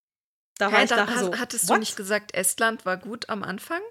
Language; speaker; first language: German; native; German